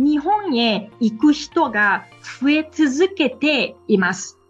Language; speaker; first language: Japanese; non-native, fluent; Portuguese